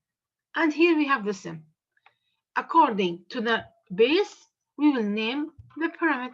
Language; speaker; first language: English; non-native, fluent; Arabic